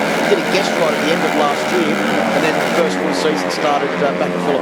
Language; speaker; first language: English; native; English